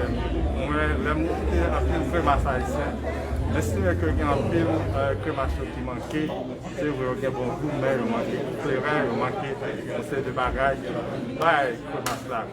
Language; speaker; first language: French; non-native, local second language; Haitian Creole